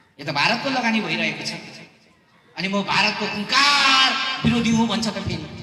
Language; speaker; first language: Nepali; non-native, local second language; Eastern Tamang